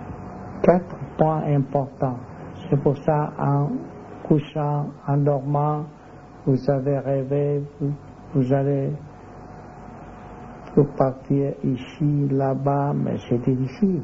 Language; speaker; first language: French; non-native, learner; Vietnamese